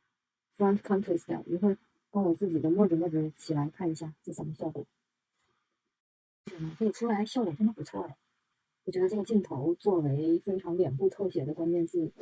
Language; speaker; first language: Chinese; native; Chinese